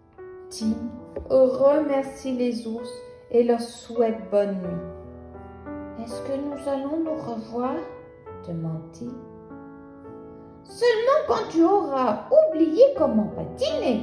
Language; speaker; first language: French; native; French